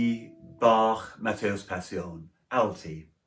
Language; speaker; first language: German; non-native, learner; English